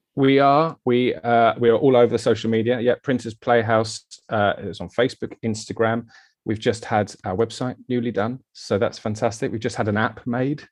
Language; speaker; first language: English; native; English